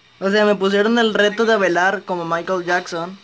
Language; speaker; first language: Spanish; native; Spanish